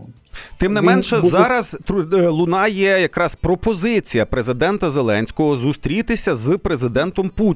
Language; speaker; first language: Ukrainian; native; Ukrainian